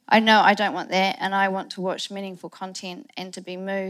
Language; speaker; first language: English; native; English